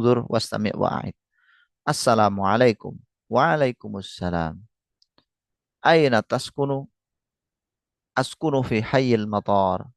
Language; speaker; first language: Arabic; non-native, fluent; Indonesian